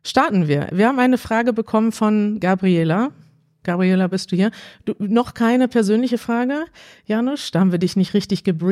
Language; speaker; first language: German; native; German